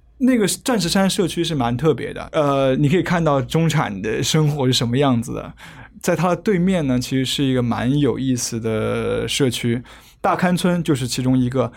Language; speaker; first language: Chinese; native; Chinese